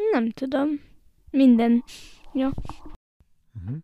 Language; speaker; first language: Hungarian; early bilingual, heritage; Hungarian